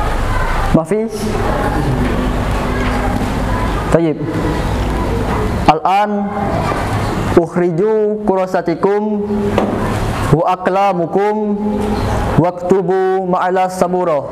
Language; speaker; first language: Arabic; non-native, learner; Indonesian